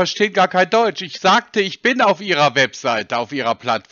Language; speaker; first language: German; native; German